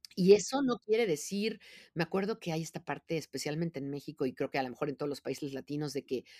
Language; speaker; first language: Spanish; native; Spanish